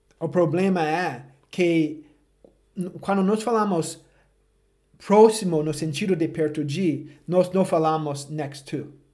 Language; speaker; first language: Portuguese; non-native, fluent; English